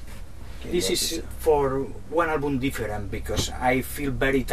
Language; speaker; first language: English; non-native, learner; Spanish